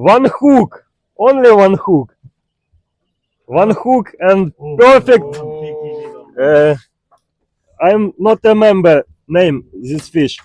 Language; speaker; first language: English; non-native, learner; Ukrainian